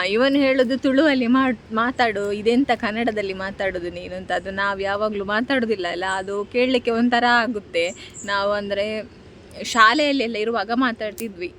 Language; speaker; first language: Kannada; non-native, local second language; Tulu